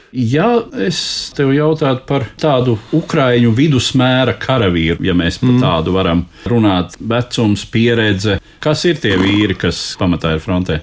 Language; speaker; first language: Latvian; native; Latvian